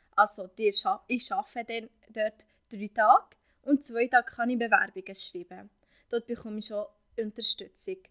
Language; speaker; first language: German; non-native, fluent; Arabic